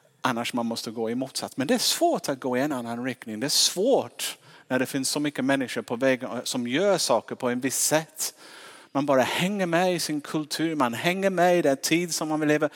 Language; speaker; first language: Swedish; non-native, fluent; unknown